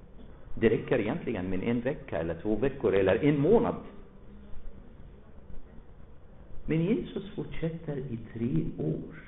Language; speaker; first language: Swedish; non-native, fluent; Arabic